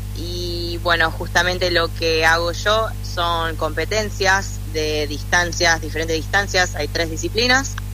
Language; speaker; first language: Spanish; early bilingual, other home language; English